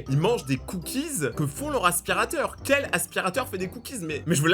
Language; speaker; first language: French; native; French